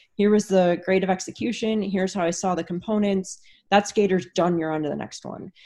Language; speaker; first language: English; native; English